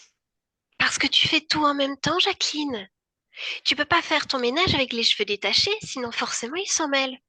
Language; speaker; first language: French; native; French